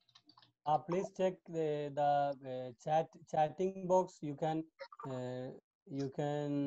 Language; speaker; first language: English; non-native, local second language; Hindi